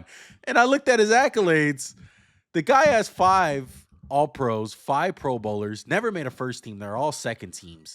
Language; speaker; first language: English; native; English